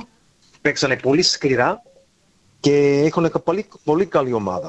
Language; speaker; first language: Greek; early bilingual, heritage; Greek